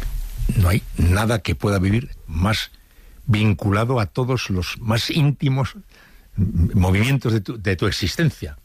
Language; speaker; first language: Spanish; native; Spanish